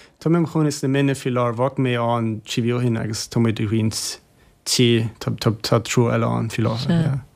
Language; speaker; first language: Irish; non-native, fluent; German